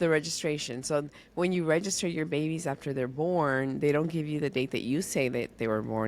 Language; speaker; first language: English; early bilingual, other home language; Spanish